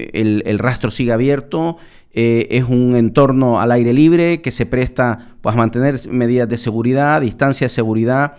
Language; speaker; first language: Spanish; native; Spanish